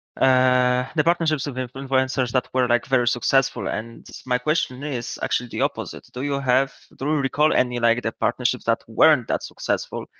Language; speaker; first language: English; non-native, learner; Polish